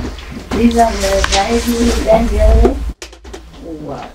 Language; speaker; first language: English; non-native, fluent; Vietnamese